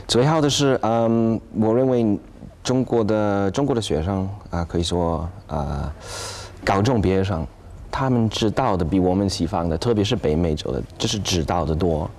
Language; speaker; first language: Chinese; non-native, fluent; English